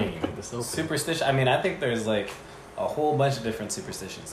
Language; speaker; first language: English; native; English